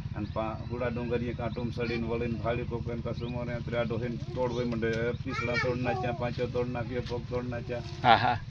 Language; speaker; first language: Gujarati; non-native, local second language; Bhili